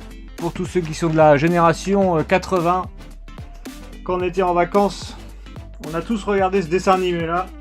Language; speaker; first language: French; native; French